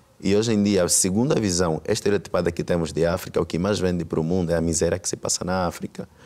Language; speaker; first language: Portuguese; native; Portuguese